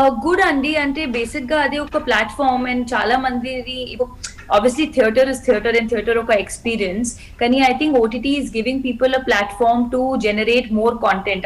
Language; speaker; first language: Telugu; non-native, local second language; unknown